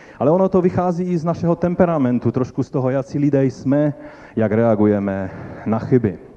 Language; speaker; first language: Czech; non-native, local second language; Polish